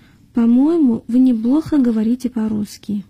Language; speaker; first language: Russian; non-native, fluent; Chinese